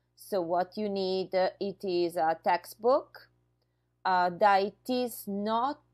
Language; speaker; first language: English; non-native, fluent; Italian